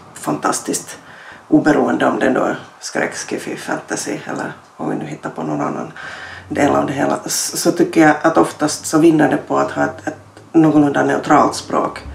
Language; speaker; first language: Swedish; native; Swedish